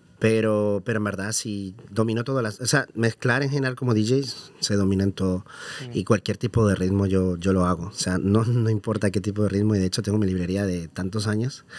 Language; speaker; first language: Spanish; native; Spanish